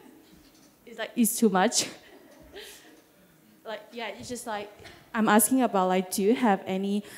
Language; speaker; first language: English; non-native, fluent; Chinese